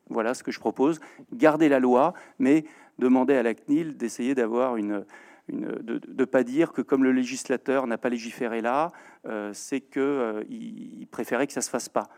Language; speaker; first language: French; native; French